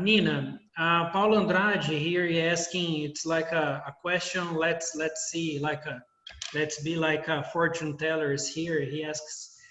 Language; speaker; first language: English; non-native, fluent; Portuguese